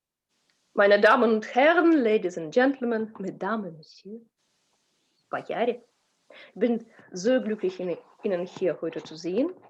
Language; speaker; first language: German; non-native, learner; Russian